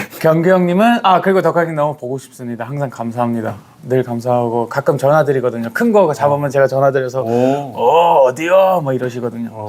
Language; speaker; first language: Korean; early bilingual, heritage; Korean